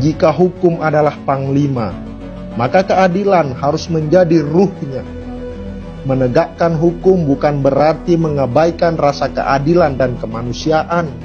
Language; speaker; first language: Indonesian; native; Indonesian